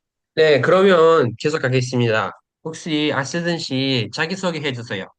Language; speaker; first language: Korean; non-native, fluent; Uzbek